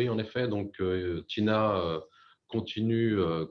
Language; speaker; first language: French; native; French